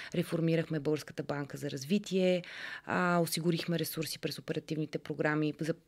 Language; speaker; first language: Bulgarian; native; Bulgarian